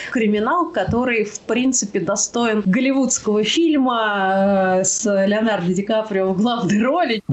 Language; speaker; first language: Russian; native; Russian